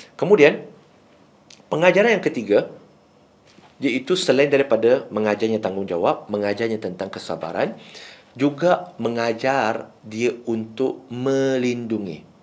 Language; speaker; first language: Malay; non-native, local second language; Chinese